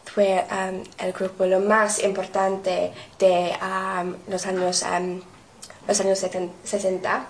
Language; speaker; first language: Spanish; non-native, learner; English